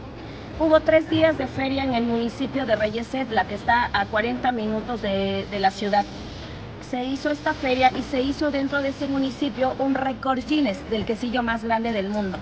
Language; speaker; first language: Spanish; native; Spanish